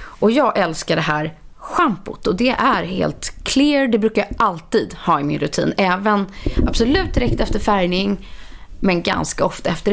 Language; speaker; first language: Swedish; native; Swedish